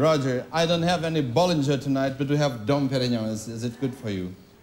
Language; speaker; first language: English; non-native, fluent; Portuguese